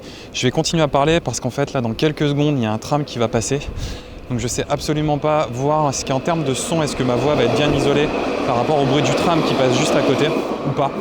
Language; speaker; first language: French; native; French